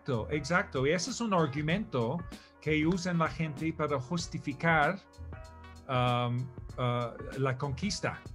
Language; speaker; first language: Spanish; non-native, fluent; English